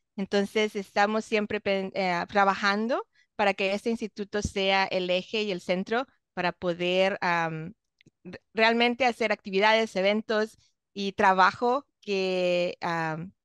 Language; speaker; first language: English; non-native, fluent; Spanish